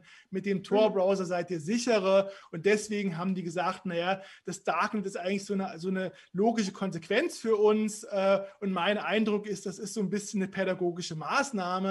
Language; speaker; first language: German; native; German